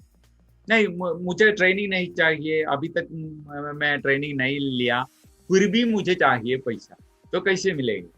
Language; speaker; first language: Hindi; non-native, local second language; Malayalam